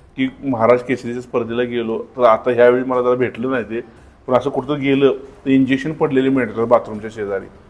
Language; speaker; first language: Marathi; native; Marathi